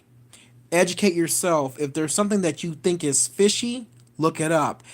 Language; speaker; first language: English; native; English